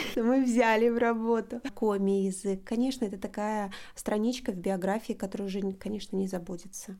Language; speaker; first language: Russian; native; Russian